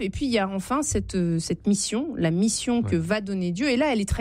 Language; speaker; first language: French; native; French